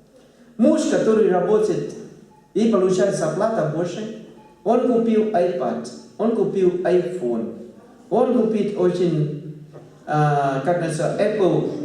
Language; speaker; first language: Russian; non-native, fluent; Thai